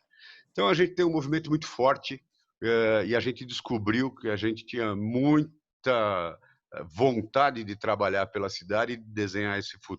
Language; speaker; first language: Portuguese; native; Portuguese